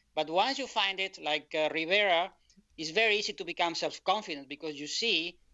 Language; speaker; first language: English; non-native, fluent; Spanish